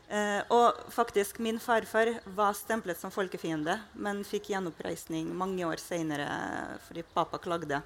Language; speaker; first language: Norwegian; non-native, fluent; Russian